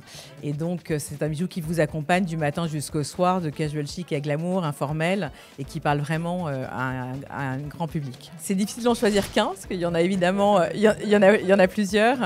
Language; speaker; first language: French; native; French